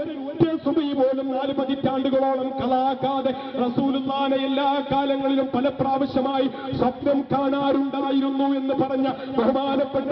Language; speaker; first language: Malayalam; native; Malayalam